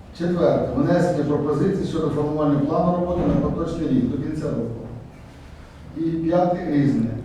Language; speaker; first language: Ukrainian; native; Ukrainian